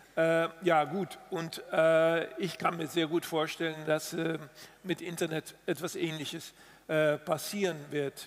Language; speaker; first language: German; non-native, fluent; Dutch